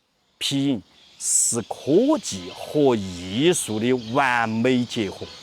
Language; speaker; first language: Chinese; native; Chinese